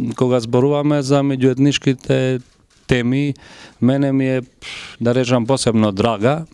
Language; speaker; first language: Macedonian; non-native, local second language; Albanian